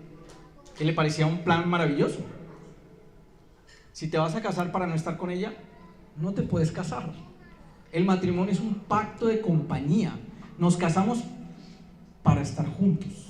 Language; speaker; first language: Spanish; native; Spanish